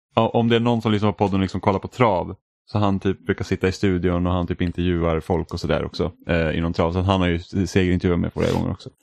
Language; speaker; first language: Swedish; native; Swedish